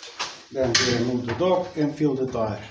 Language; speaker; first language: English; non-native, learner; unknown